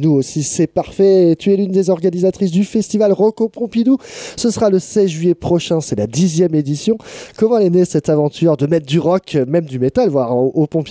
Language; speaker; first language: French; native; French